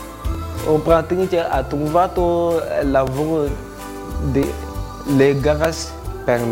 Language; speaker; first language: Italian; non-native, learner; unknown